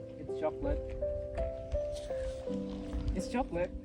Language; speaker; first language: English; non-native, fluent; Indonesian